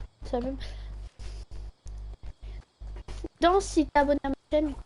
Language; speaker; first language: French; native; French